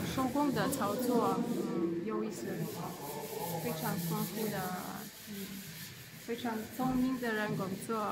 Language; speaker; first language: Chinese; non-native, learner; Russian